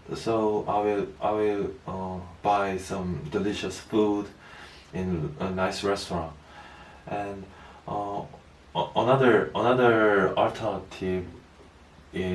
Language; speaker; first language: English; non-native, learner; Korean